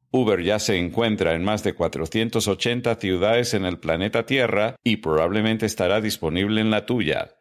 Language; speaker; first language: Spanish; non-native, fluent; English